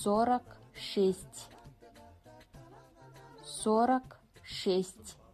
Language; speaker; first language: Russian; non-native, fluent; Kazakh